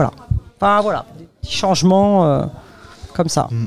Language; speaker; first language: French; native; French